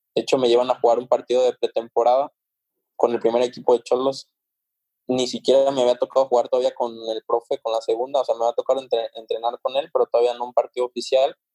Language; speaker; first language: Spanish; native; Spanish